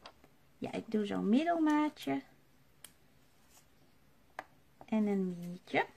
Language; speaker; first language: Dutch; native; Dutch